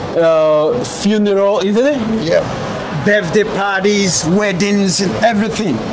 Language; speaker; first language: English; non-native, local second language; Ga